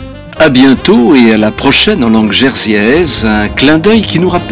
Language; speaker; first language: French; native; French